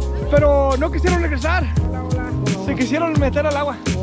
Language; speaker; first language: Spanish; early bilingual, heritage; Spanish